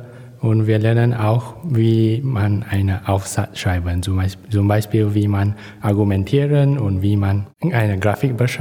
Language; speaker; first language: German; non-native, fluent; Malay